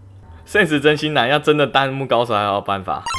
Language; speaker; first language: Chinese; native; Chinese